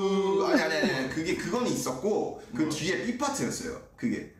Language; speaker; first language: Korean; native; Korean